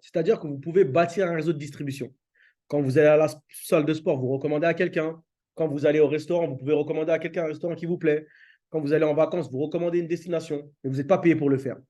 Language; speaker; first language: French; native; French